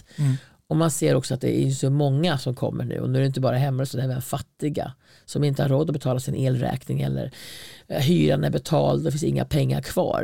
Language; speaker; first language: Swedish; native; Swedish